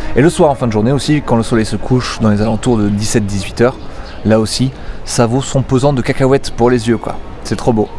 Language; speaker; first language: French; native; French